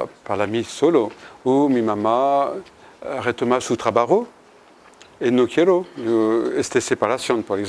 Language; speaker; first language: Spanish; non-native, fluent; French